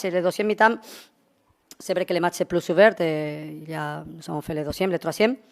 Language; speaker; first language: French; non-native, learner; Spanish